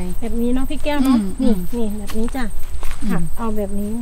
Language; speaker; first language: Thai; non-native, local second language; Northeastern Thai